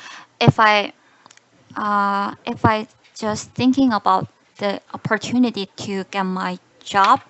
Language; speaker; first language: English; non-native, learner; Korean